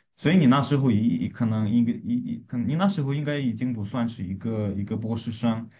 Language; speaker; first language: Chinese; non-native, fluent; Russian